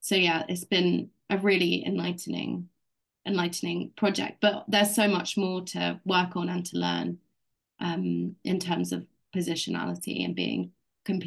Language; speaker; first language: English; native; English